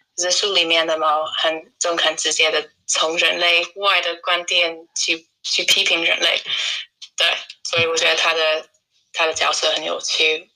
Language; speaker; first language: Chinese; non-native, fluent; English